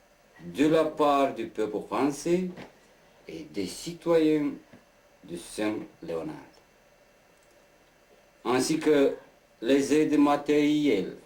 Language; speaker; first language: French; non-native, learner; Romanian